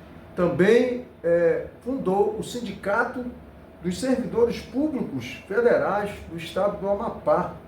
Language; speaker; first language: Portuguese; native; Portuguese